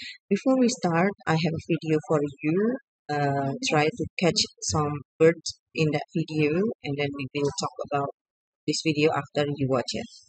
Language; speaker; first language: English; non-native, fluent; Indonesian